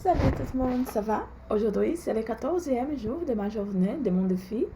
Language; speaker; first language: French; non-native, learner; Portuguese